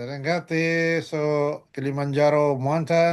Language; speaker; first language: English; non-native, learner; Indonesian